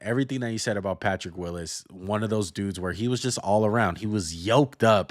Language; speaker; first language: English; native; English